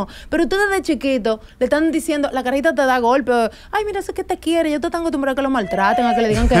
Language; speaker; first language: Spanish; native; Spanish